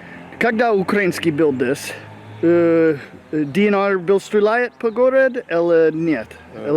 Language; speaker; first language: Russian; non-native, learner; English